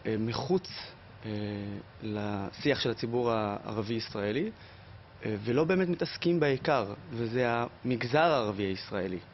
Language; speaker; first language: Hebrew; non-native, local second language; Arabic